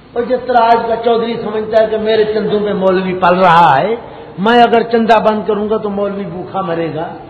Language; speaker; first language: Urdu; non-native, local second language; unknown